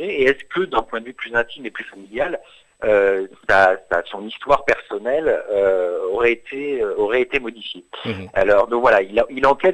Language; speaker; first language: French; native; French